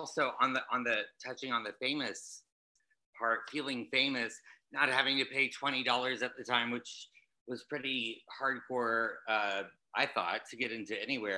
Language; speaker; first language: English; native; English